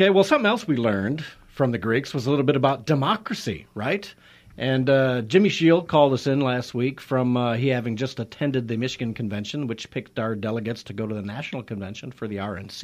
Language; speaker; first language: English; native; English